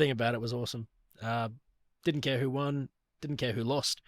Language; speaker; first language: English; native; English